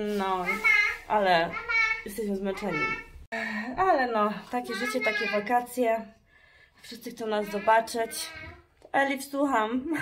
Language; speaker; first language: Polish; early bilingual, heritage; Polish